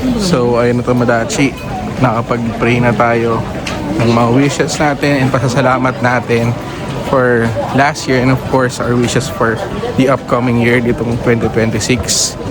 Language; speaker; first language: Filipino; native; Filipino